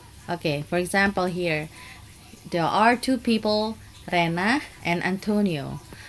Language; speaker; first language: English; non-native, fluent; Indonesian